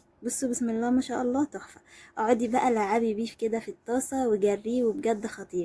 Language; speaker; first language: Arabic; native; Arabic